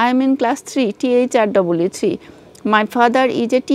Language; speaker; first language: English; non-native, fluent; Bangla